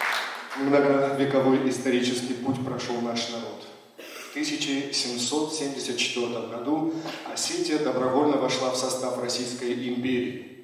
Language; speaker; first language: Russian; native; Russian